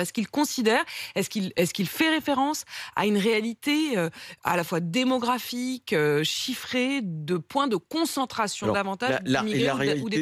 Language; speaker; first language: French; native; French